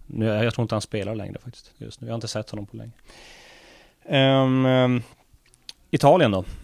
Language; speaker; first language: Swedish; native; Swedish